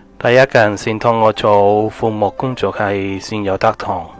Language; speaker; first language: Cantonese; non-native, learner; Spanish